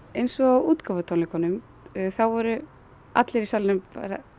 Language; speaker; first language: Icelandic; native; Icelandic